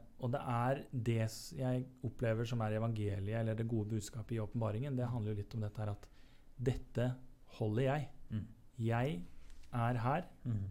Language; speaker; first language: Norwegian; native; Norwegian